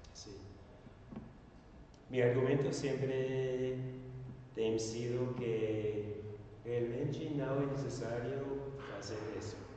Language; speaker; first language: Portuguese; non-native, learner; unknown